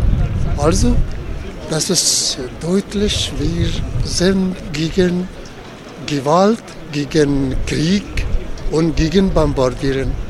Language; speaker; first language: German; non-native, learner; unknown